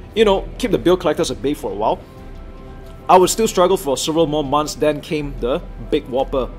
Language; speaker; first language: English; non-native, local second language; Chinese